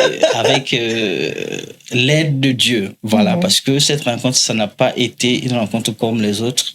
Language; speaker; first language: French; non-native, local second language; Mossi